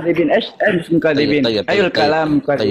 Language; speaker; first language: Arabic; non-native, learner; Indonesian